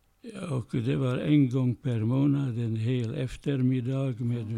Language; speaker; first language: Swedish; non-native, fluent; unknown